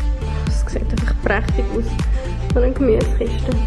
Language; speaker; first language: German; native; German